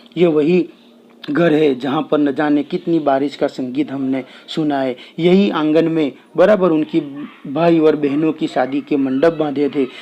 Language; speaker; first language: Hindi; non-native, local second language; Gujarati